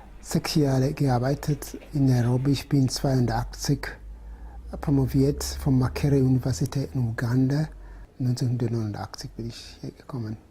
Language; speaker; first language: German; non-native, fluent; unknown